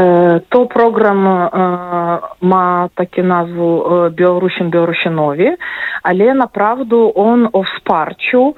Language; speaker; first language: Polish; non-native, fluent; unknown